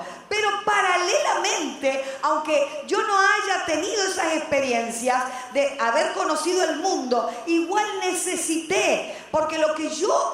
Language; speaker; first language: Spanish; native; Spanish